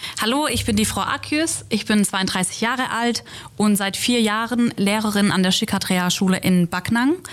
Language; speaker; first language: German; native; German